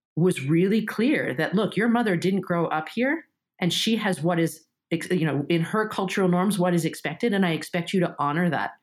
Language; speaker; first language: English; early bilingual, other home language; Japanese